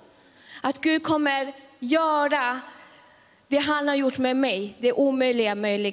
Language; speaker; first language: Swedish; early bilingual, other home language; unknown